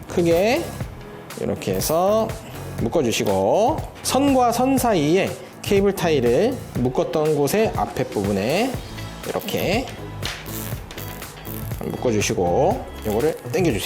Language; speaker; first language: Korean; native; Korean